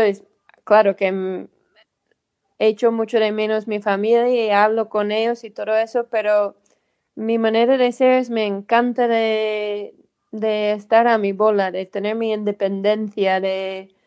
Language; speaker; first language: Spanish; non-native, fluent; English